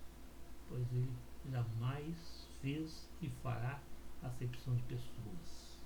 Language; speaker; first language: Portuguese; native; Portuguese